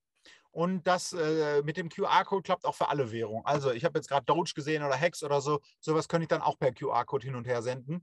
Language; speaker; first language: German; native; German